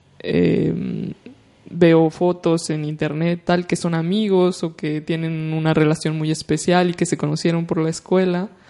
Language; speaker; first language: Spanish; native; Spanish